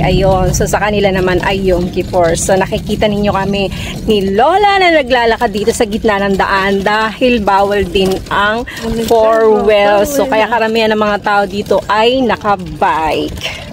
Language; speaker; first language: Filipino; native; Filipino